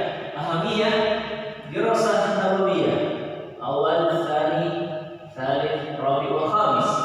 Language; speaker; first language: Arabic; non-native, fluent; Indonesian